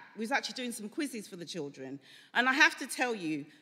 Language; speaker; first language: English; native; English